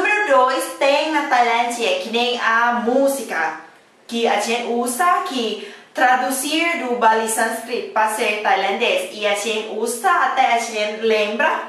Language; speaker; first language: Portuguese; non-native, fluent; Thai